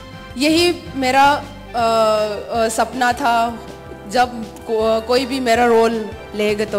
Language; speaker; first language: Hindi; non-native, local second language; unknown